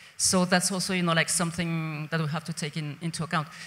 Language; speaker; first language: English; non-native, fluent; Spanish